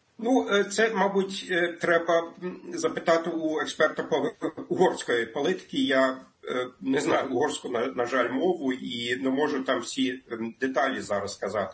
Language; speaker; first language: Ukrainian; non-native, fluent; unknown